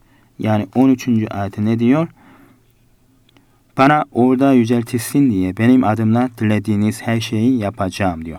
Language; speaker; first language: Turkish; non-native, fluent; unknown